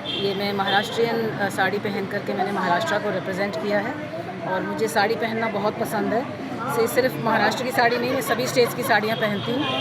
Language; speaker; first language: Hindi; native; Hindi